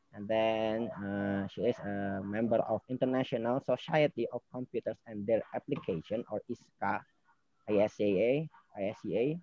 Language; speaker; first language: English; non-native, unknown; Indonesian